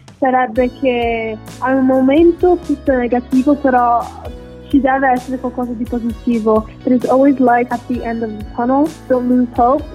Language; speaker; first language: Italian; early bilingual, heritage; English